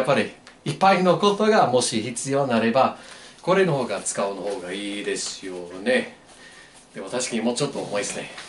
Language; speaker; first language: Japanese; non-native, learner; English